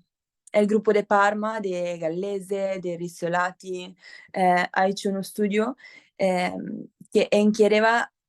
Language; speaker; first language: Spanish; non-native, learner; Italian